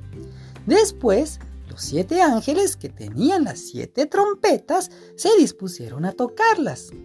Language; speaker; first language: Spanish; native; Spanish